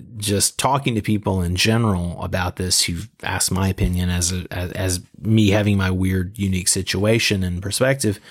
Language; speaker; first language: English; native; English